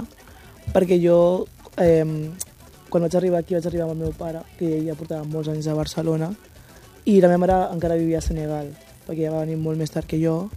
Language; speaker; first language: Catalan; early bilingual, other home language; Wolof